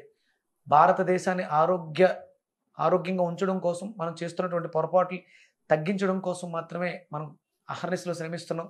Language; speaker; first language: Telugu; native; Telugu